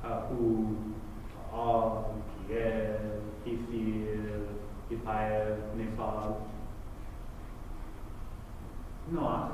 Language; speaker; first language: Hebrew; non-native, fluent; English